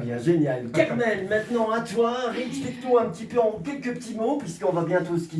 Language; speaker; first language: French; native; French